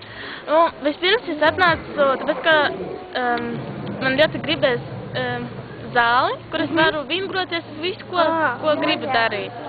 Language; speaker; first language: Latvian; non-native, local second language; Russian